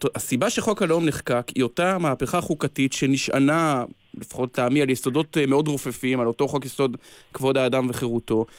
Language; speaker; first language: Hebrew; native; Hebrew